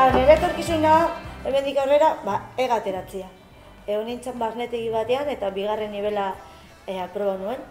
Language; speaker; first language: Basque; non-native, local second language; Spanish